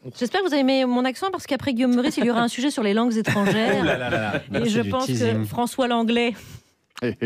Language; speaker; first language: French; native; French